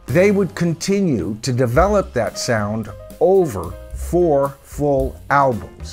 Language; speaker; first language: English; native; English